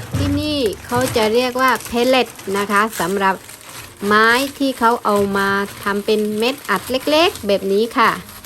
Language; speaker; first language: Thai; native; Thai